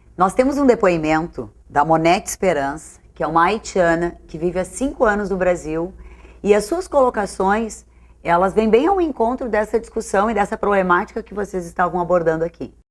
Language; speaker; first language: Portuguese; native; Portuguese